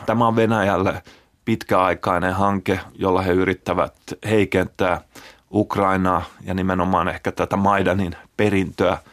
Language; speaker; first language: Finnish; native; Finnish